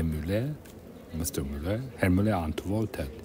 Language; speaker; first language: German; non-native, fluent; Persian